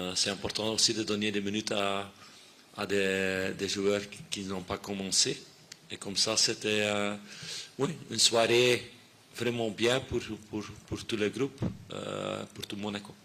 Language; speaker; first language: French; non-native, fluent; Dutch